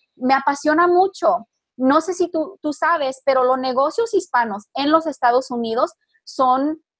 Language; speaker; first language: Spanish; early bilingual, heritage; Spanish